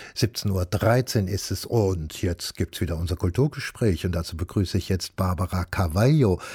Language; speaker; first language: German; native; German